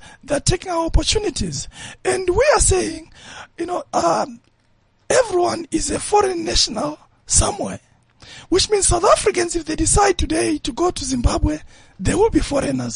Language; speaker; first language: English; non-native, local second language; Shona